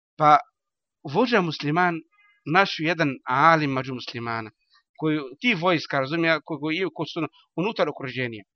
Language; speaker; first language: Bosnian; non-native, learner; Arabic